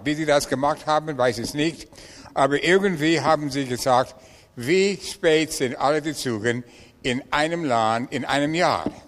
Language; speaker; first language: German; non-native, learner; English